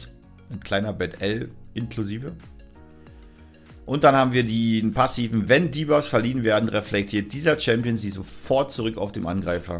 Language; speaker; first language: German; native; German